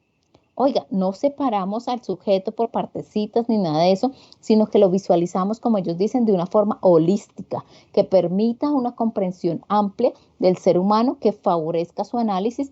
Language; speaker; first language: Spanish; native; Spanish